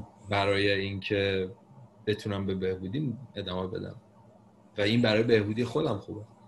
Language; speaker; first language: Persian; native; Persian